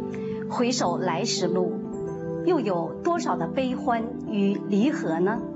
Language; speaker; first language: Chinese; native; Chinese